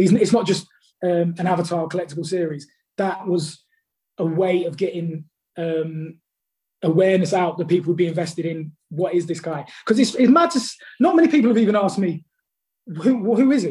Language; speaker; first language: English; native; English